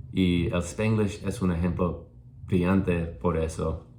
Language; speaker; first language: Spanish; non-native, learner; English